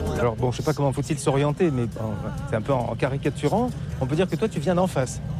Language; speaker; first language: French; native; French